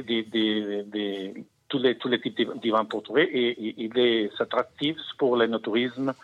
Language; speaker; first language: French; non-native, learner; Spanish